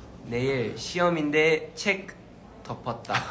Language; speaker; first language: Korean; early bilingual, heritage; Korean